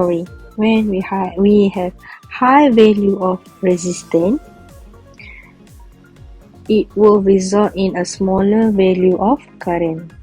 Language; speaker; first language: English; non-native, local second language; Malay